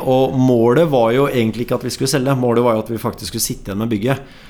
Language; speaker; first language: Norwegian; native; Norwegian